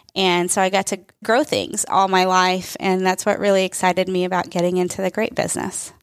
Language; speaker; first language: English; early bilingual, other home language; Telugu